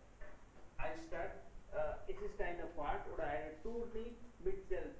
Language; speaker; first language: German; non-native, learner; Hindi